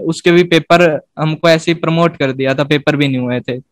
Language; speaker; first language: Hindi; native; Hindi